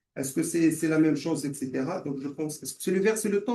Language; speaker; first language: French; non-native, local second language; Arabic